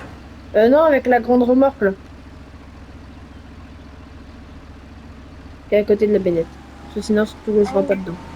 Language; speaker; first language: French; native; French